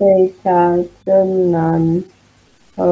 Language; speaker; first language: Chinese; non-native, learner; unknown